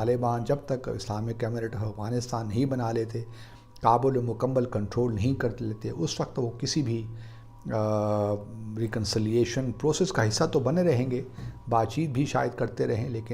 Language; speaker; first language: Urdu; native; Urdu